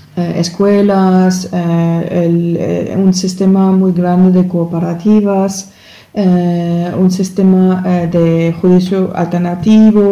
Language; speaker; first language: Spanish; non-native, learner; German